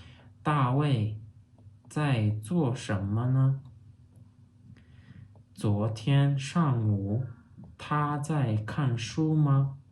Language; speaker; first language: Chinese; non-native, fluent; Turkmen